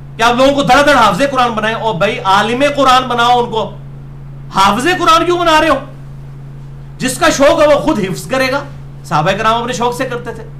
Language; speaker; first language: Urdu; non-native, local second language; Punjabi